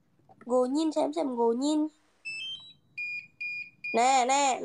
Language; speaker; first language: Vietnamese; non-native, learner; Indonesian